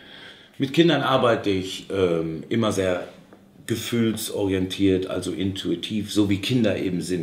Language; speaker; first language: German; native; German